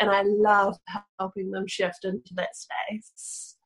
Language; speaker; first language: English; native; English